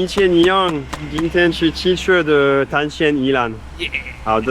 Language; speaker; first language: Chinese; non-native, fluent; French